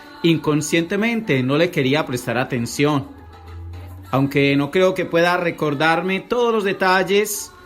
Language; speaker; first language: Spanish; native; Spanish